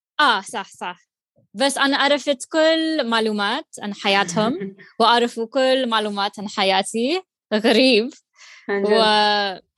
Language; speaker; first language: Arabic; non-native, learner; English